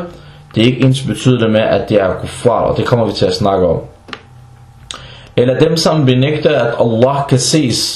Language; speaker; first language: Danish; non-native, fluent; Arabic